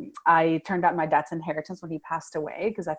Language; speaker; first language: English; non-native, fluent; Spanish